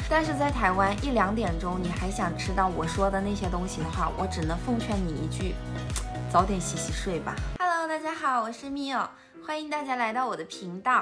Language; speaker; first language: Chinese; native; Chinese